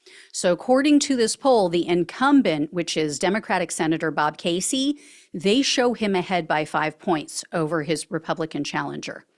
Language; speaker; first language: English; native; English